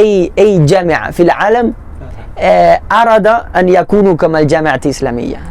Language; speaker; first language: Arabic; non-native, learner; Spanish